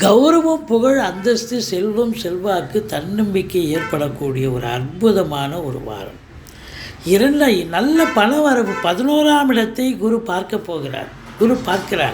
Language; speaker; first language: Tamil; native; Tamil